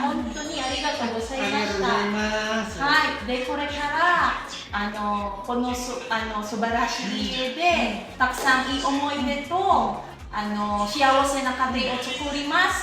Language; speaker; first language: Japanese; non-native, learner; Filipino